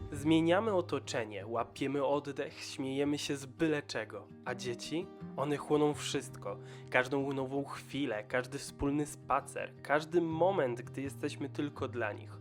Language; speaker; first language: Polish; native; Polish